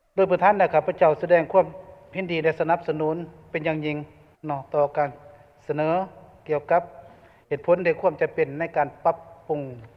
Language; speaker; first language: Lao; native; Lao